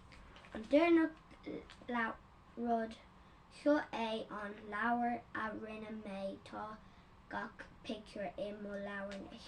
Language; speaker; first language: Irish; non-native, learner; English